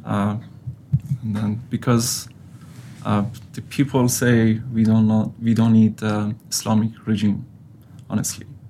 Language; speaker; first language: English; non-native, learner; Persian